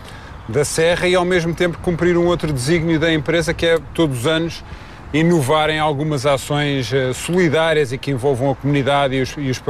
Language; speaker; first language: Portuguese; native; Portuguese